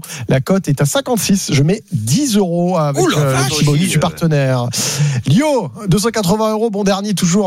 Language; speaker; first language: French; native; French